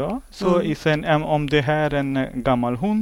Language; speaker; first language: Swedish; non-native, learner; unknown